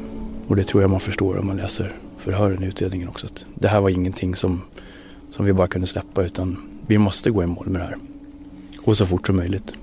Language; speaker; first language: Swedish; native; Swedish